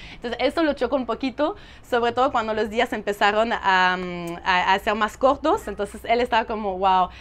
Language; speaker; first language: Spanish; non-native, fluent; French